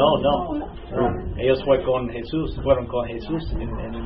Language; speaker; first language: Spanish; non-native, learner; English